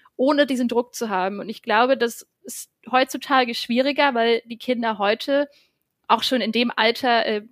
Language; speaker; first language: German; native; German